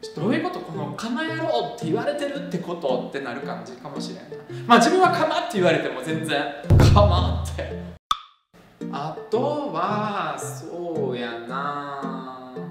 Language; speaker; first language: Japanese; early bilingual, other home language; Russian